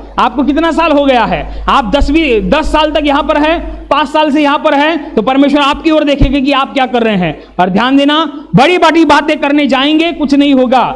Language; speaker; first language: Hindi; non-native, local second language; Marathi